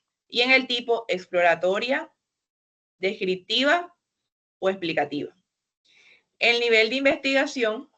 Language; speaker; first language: Spanish; native; Spanish